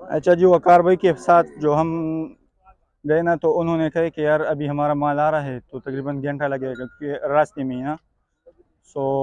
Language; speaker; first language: Urdu; non-native, local second language; Pashto